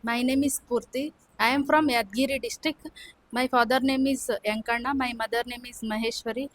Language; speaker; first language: English; non-native, local second language; Kannada